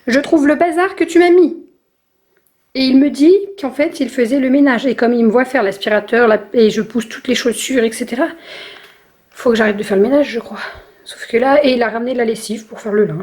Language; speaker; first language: French; native; French